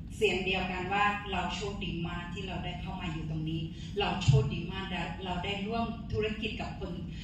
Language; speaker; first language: Thai; non-native, fluent; S'gaw Karen